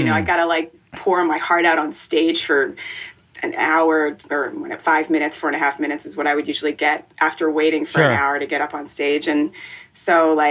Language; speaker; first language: English; native; English